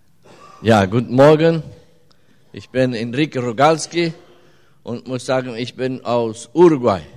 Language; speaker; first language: German; early bilingual, heritage; German